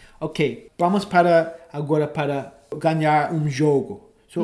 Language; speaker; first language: Portuguese; non-native, fluent; English